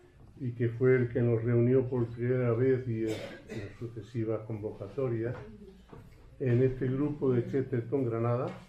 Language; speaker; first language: Spanish; native; Spanish